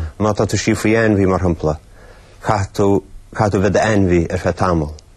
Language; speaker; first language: Irish; native; Irish